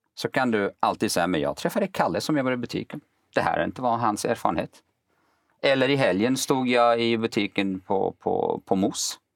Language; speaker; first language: Swedish; early bilingual, other home language; Kurdish